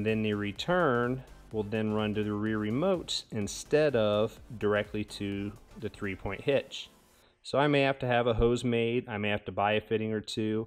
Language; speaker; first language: English; native; English